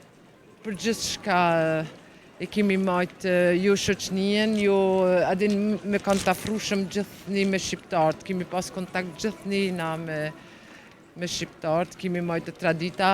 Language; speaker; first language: Albanian; early bilingual, heritage; Albanian